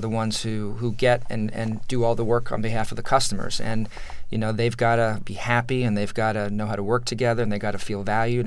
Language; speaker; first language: English; native; English